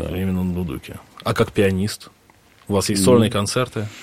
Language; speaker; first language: Russian; native; Russian